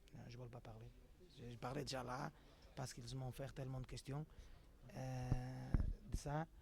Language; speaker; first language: French; non-native, learner; Portuguese